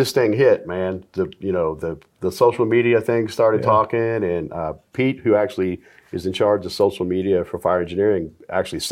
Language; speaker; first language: English; native; English